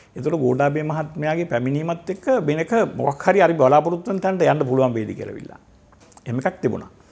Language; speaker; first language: Sinhala; native; Sinhala